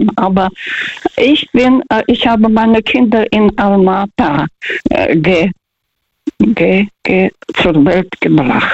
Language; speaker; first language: German; non-native, fluent; Russian